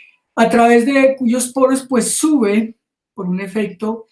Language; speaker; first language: Spanish; native; Spanish